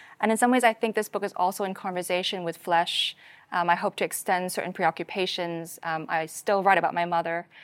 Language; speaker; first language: English; non-native, local second language; Cantonese